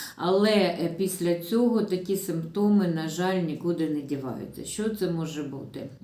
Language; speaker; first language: Ukrainian; non-native, local second language; Russian